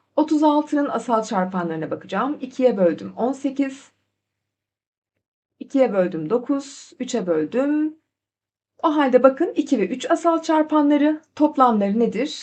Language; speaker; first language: Turkish; native; Turkish